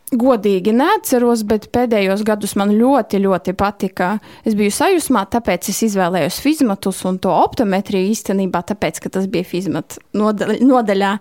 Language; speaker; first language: Latvian; non-native, local second language; Russian